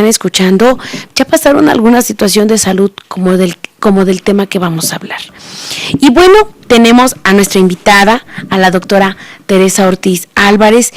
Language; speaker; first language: Spanish; native; Spanish